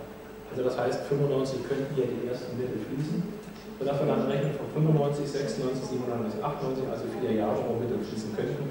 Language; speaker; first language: German; native; German